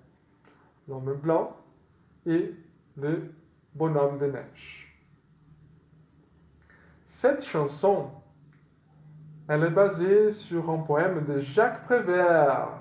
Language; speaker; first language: French; non-native, fluent; Portuguese